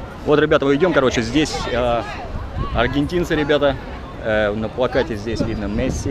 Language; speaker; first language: Russian; native; Russian